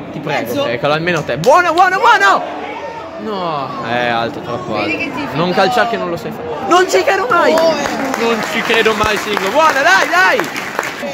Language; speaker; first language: Italian; native; Italian